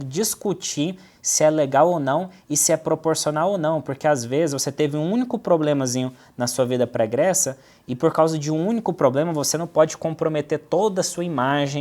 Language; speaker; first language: Portuguese; native; Portuguese